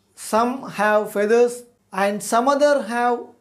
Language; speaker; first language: English; non-native, local second language; Telugu